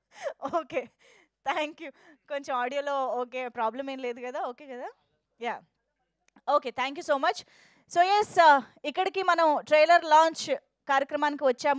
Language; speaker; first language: Telugu; native; Telugu